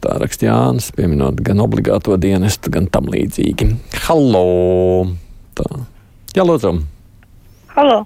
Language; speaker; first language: Latvian; native; Latvian